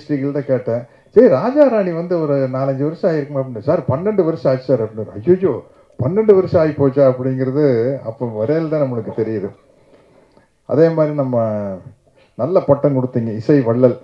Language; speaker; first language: Tamil; native; Tamil